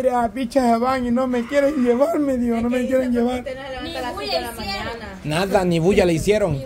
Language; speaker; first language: Spanish; native; Spanish